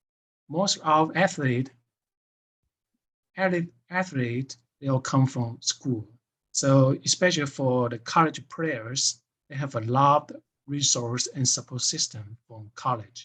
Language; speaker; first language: English; non-native, fluent; Chinese